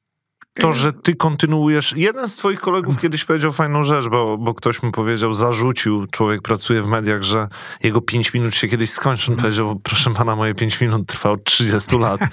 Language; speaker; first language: Polish; native; Polish